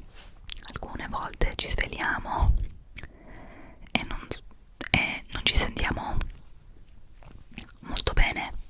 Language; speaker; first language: Italian; non-native, fluent; English